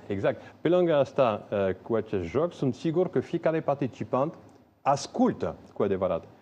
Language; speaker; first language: Romanian; non-native, fluent; French